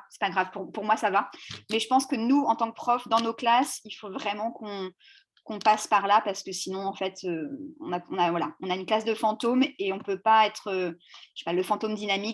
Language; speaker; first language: French; native; French